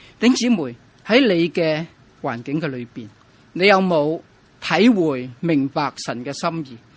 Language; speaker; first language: Chinese; non-native, local second language; Cantonese